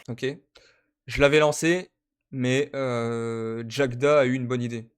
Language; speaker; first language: French; native; French